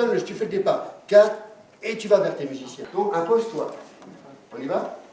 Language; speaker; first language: French; native; French